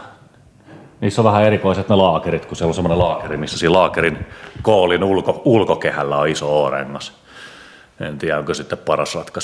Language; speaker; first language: Finnish; native; Finnish